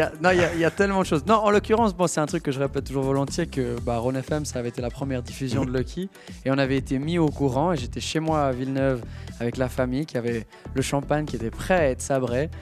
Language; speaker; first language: French; native; French